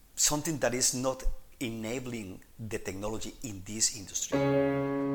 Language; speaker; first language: English; non-native, fluent; Spanish